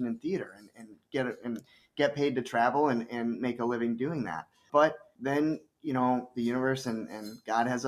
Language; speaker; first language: English; native; English